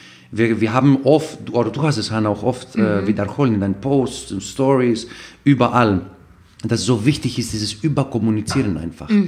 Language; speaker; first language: German; non-native, fluent; Greek